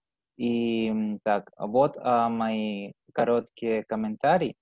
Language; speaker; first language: Russian; non-native, learner; Spanish